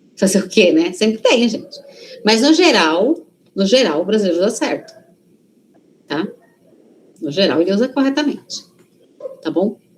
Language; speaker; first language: Portuguese; native; Portuguese